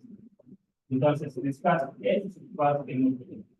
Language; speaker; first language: Spanish; non-native, learner; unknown